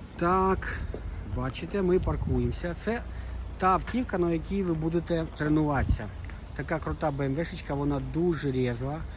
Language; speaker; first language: Ukrainian; native; Ukrainian